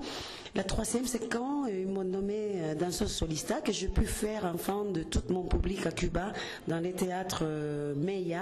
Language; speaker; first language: French; non-native, fluent; Spanish